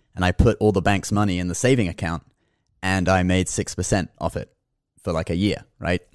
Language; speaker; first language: English; native; English